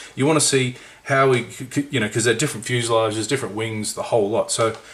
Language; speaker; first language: English; native; English